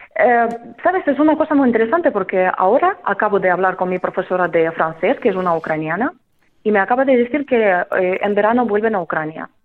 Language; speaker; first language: Spanish; non-native, fluent; Ukrainian